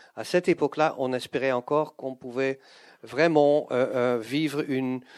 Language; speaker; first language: French; non-native, fluent; Dutch